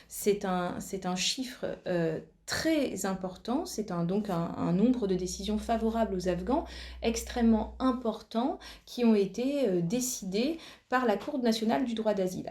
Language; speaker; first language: French; native; French